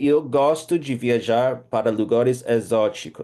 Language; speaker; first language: Portuguese; non-native, learner; English